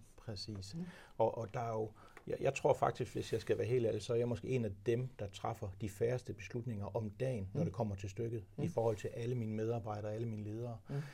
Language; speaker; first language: Danish; native; Danish